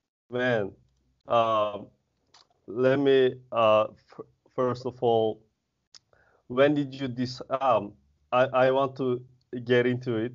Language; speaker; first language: English; non-native, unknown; Turkish